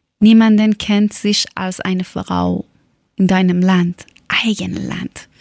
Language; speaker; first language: German; non-native, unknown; Persian